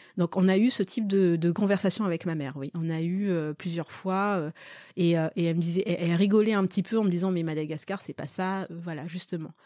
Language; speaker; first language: French; early bilingual, other home language; Malagasy